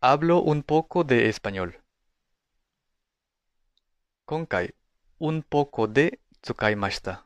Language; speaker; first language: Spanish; non-native, fluent; Japanese